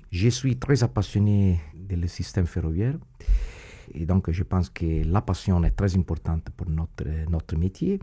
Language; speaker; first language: French; non-native, fluent; Italian